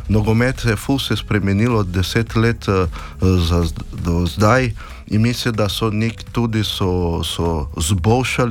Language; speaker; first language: Slovenian; non-native, learner; Portuguese